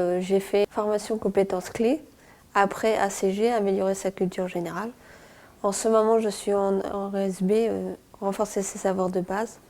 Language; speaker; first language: French; native; French